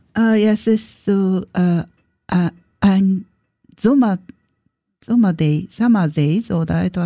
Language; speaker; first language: German; non-native, learner; Japanese